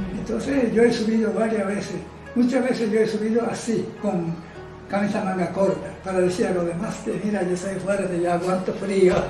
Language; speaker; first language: Spanish; non-native, fluent; Japanese